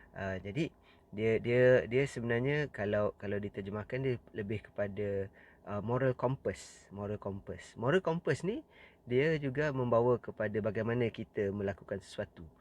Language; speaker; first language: Malay; native; Malay